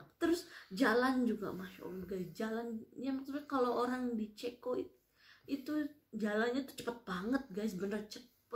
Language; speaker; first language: Indonesian; non-native, local second language; Javanese